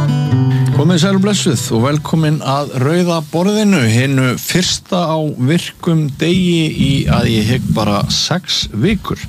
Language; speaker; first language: Icelandic; native; Icelandic